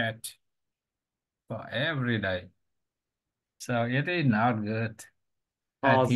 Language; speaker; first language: English; non-native, learner; Vietnamese